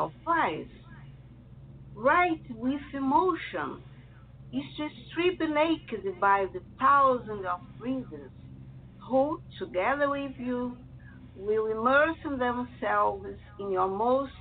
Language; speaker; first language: English; non-native, learner; Portuguese